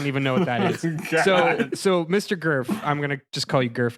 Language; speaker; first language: English; native; English